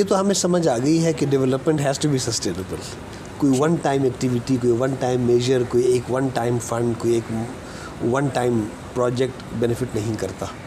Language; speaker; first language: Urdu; non-native, local second language; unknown